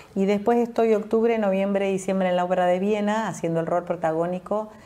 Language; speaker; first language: Spanish; native; Spanish